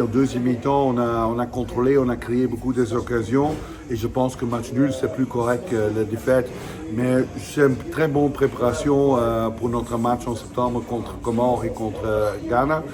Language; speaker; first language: French; non-native, fluent; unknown